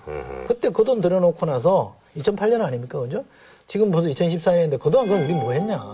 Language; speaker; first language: Korean; native; Korean